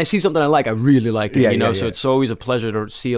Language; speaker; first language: English; native; English